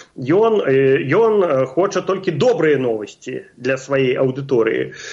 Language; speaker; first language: Belarusian; non-native, local second language; Russian